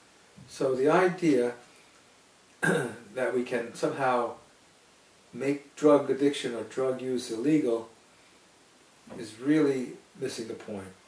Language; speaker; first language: English; native; English